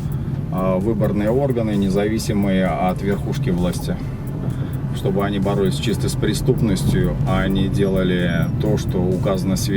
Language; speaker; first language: Russian; native; Russian